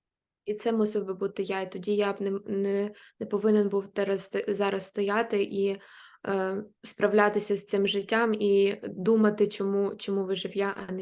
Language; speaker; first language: Ukrainian; native; Ukrainian